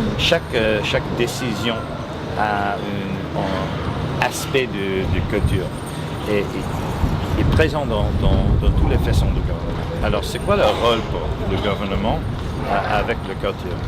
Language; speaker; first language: French; non-native, local second language; English